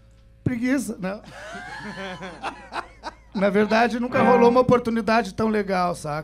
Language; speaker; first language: Portuguese; native; Portuguese